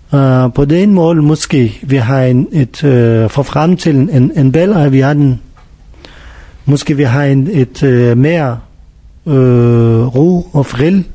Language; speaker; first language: Danish; non-native, learner; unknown